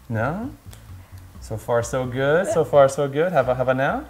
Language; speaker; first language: English; native; English